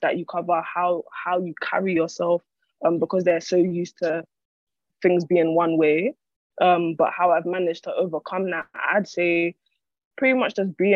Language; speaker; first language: English; native; English